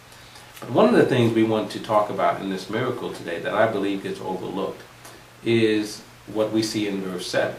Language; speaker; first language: English; native; English